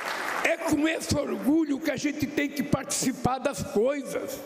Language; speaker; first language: Portuguese; native; Portuguese